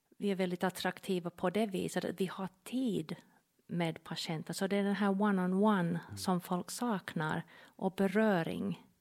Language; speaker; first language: Swedish; non-native, fluent; English